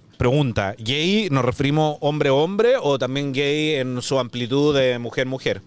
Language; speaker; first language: Spanish; native; Spanish